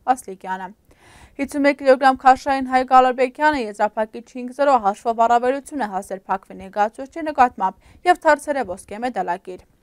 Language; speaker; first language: Armenian; early bilingual, heritage; Armenian